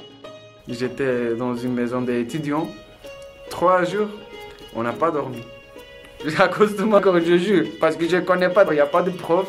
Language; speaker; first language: French; non-native, learner; Kurdish